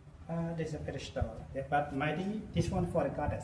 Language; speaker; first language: English; non-native, local second language; Khmer